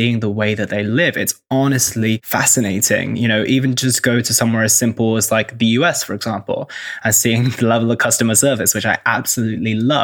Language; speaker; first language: English; native; English